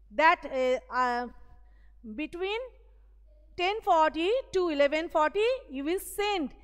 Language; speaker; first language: English; non-native, local second language; Bangla